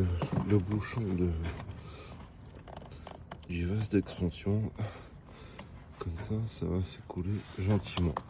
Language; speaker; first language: French; native; French